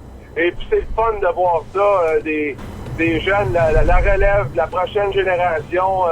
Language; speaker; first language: French; native; French